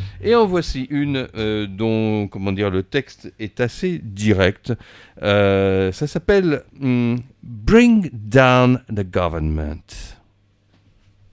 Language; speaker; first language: French; native; French